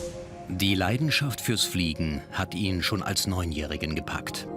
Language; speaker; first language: German; native; German